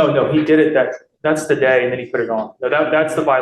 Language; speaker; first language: English; native; English